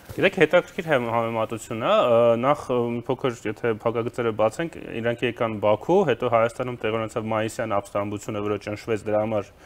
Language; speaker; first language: Armenian; native; Armenian